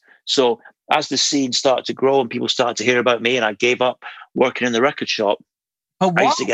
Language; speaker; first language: English; native; English